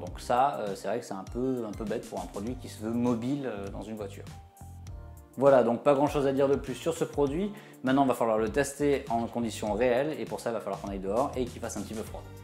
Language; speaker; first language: French; native; French